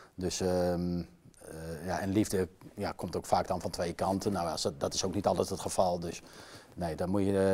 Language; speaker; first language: Dutch; native; Dutch